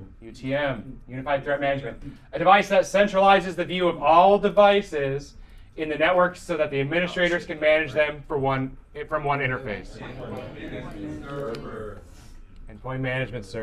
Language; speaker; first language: English; native; English